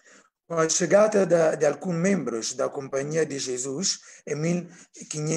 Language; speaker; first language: Portuguese; non-native, fluent; Italian